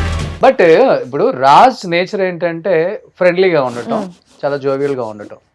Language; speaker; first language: Telugu; native; Telugu